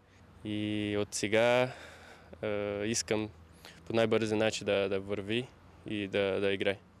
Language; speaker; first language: Bulgarian; non-native, learner; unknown